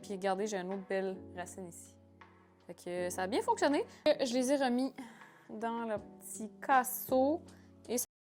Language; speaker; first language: French; native; French